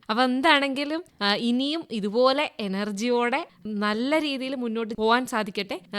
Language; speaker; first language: Malayalam; native; Malayalam